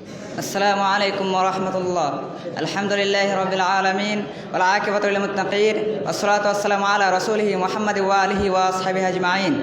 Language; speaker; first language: Arabic; non-native, learner; Bangla